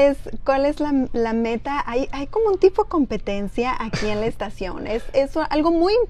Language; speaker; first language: Spanish; native; Spanish